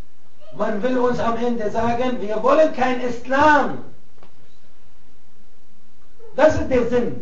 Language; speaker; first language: German; non-native, fluent; Arabic